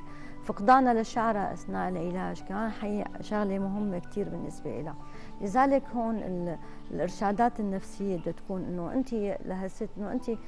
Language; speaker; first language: Arabic; native; Arabic